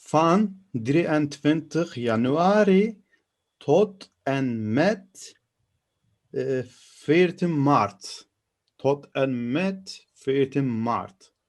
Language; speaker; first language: Dutch; non-native, learner; Turkish